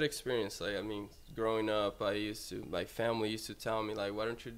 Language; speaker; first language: English; non-native, fluent; Portuguese